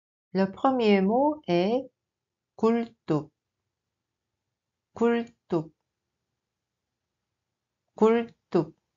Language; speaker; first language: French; non-native, fluent; Korean